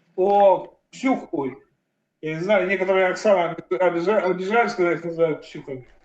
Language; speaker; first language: Russian; native; Russian